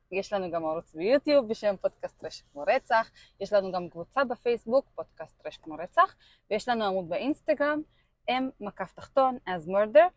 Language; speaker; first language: Hebrew; non-native, local second language; Arabic